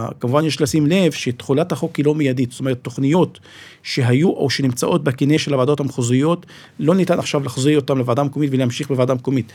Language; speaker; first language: Hebrew; non-native, local second language; Arabic